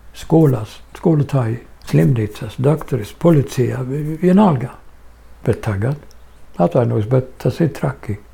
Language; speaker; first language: Latvian; non-native, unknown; Swedish